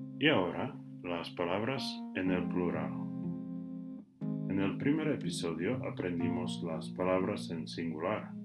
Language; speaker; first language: Spanish; non-native, fluent; English